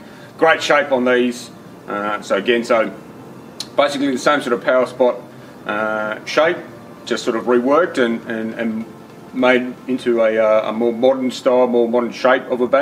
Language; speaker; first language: English; native; English